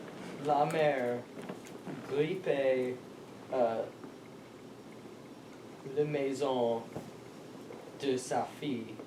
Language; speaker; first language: French; non-native, learner; English